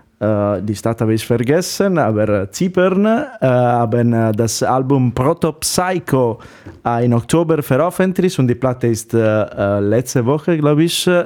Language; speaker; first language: German; non-native, learner; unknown